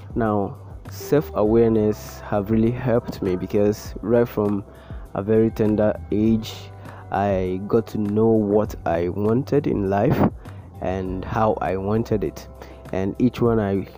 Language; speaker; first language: English; non-native, local second language; Igbo